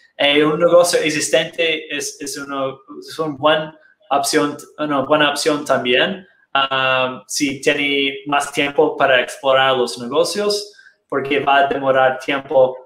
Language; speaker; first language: Spanish; non-native, fluent; Portuguese